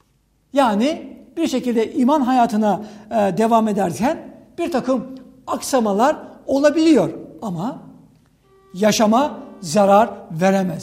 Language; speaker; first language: Turkish; native; Turkish